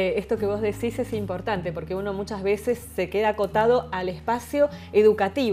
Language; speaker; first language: Spanish; native; Spanish